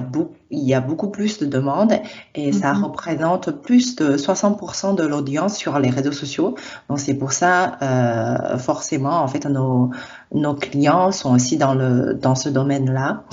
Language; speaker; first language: French; non-native, fluent; Chinese